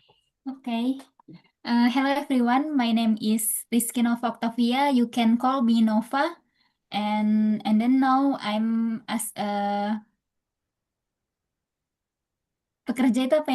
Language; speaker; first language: English; non-native, local second language; Indonesian